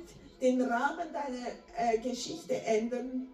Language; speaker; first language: German; non-native, fluent; Portuguese